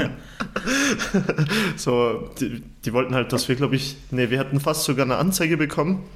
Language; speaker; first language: German; early bilingual, other home language; Turkish